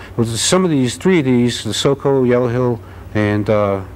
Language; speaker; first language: English; native; English